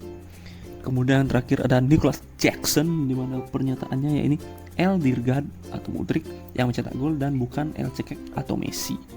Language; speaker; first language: Indonesian; native; Indonesian